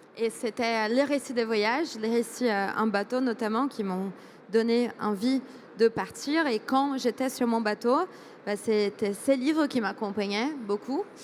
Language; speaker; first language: French; non-native, fluent; Portuguese